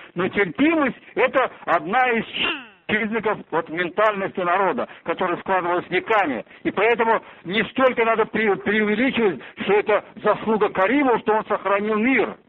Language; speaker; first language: Russian; non-native, local second language; Uzbek